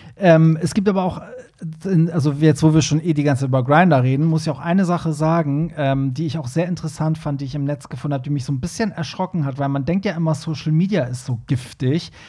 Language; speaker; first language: German; early bilingual, other home language; Persian